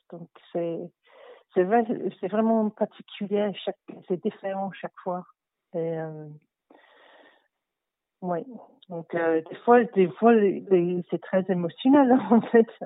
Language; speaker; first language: French; non-native, learner; English